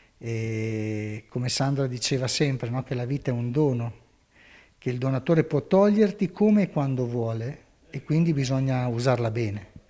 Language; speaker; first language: Italian; native; Italian